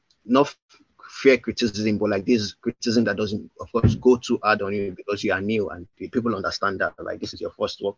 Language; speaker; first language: English; non-native, local second language; Yoruba